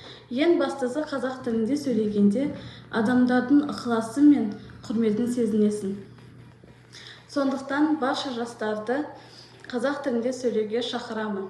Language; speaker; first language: Kazakh; non-native, local second language; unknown